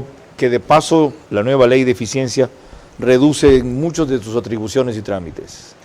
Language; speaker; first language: Spanish; native; Spanish